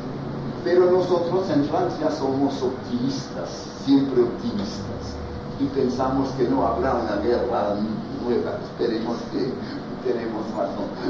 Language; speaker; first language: Spanish; non-native, fluent; French